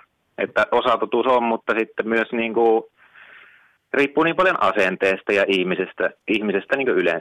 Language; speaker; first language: Finnish; native; Finnish